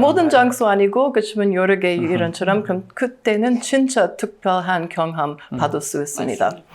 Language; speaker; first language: Korean; non-native, learner; English